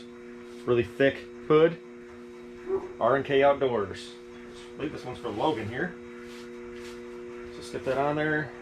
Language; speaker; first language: English; native; English